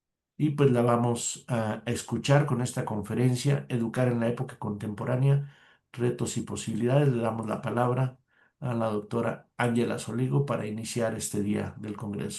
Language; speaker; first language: Spanish; native; Spanish